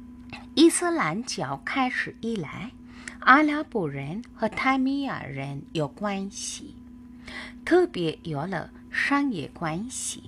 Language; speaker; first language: Chinese; non-native, fluent; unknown